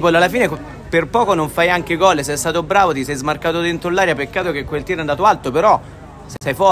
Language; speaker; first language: Italian; native; Italian